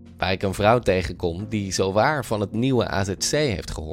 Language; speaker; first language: Dutch; native; Dutch